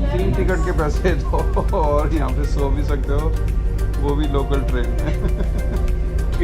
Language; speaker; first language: Hindi; native; Hindi